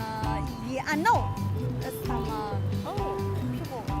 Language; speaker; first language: English; non-native, learner; Vietnamese